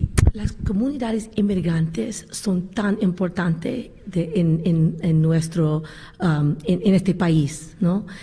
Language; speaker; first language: Spanish; non-native, learner; English